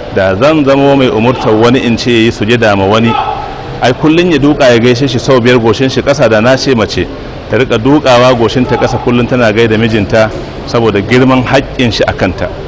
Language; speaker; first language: Hausa; native; Hausa